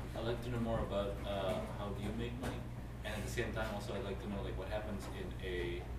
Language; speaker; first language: English; native; English